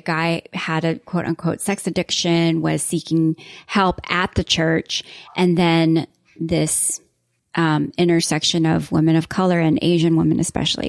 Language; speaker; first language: English; native; English